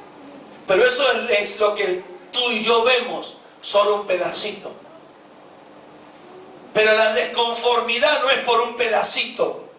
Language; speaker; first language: Spanish; native; Spanish